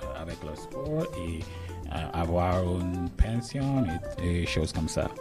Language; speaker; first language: French; non-native, learner; English